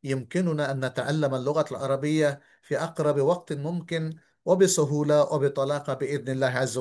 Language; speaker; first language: Arabic; non-native, fluent; Bangla